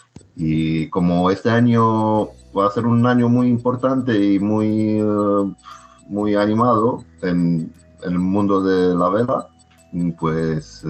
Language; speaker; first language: Spanish; non-native, fluent; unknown